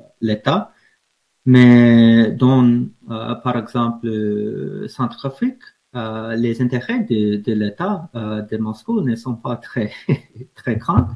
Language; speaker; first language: French; non-native, fluent; English